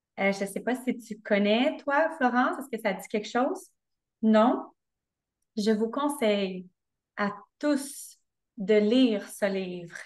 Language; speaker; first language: French; native; French